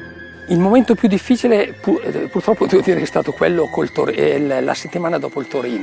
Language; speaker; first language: Italian; native; Italian